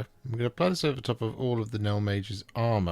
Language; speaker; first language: English; native; English